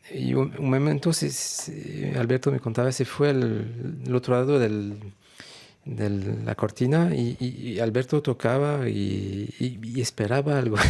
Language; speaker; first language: Spanish; non-native, fluent; French